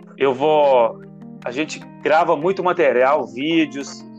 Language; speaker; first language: Portuguese; non-native, fluent; Italian